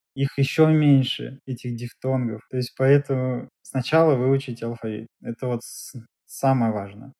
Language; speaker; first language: Russian; native; Russian